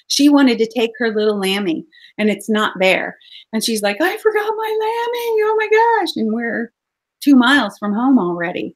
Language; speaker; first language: English; native; English